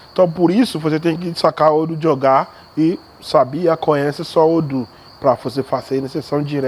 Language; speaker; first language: Portuguese; non-native, learner; Yoruba